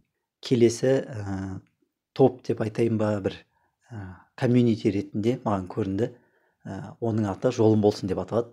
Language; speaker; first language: Kazakh; native; Kazakh